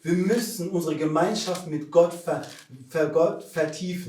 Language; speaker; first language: German; non-native, fluent; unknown